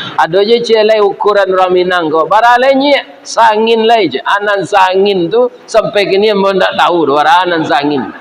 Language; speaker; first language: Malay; non-native, local second language; Minangkabau